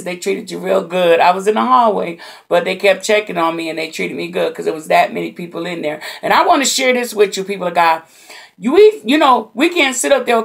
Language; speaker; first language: English; native; English